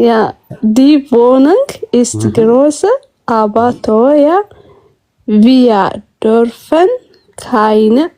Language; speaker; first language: German; non-native, learner; Amharic